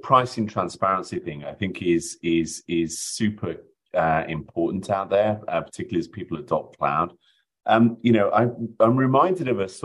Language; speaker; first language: English; native; English